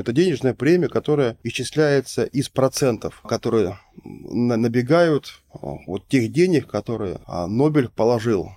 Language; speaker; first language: Russian; native; Russian